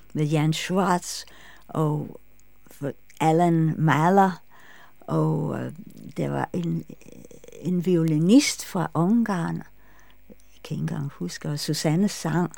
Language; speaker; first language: Danish; non-native, fluent; English